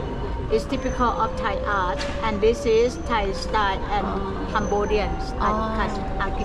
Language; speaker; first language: English; non-native, fluent; Thai